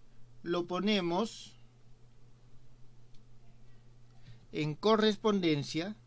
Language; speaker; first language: Spanish; native; Spanish